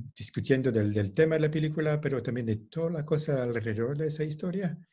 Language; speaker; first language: Spanish; non-native, fluent; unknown